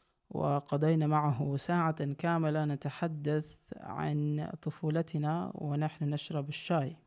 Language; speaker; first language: Arabic; non-native, fluent; Uzbek